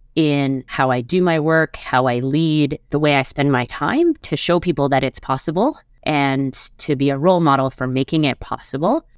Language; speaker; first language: English; native; English